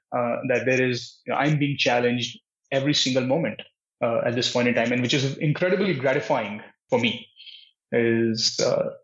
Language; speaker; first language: English; non-native, local second language; Hindi